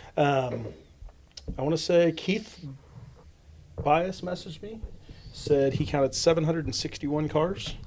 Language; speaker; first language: English; native; English